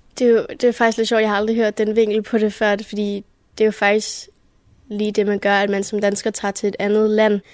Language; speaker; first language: Danish; early bilingual, heritage; Danish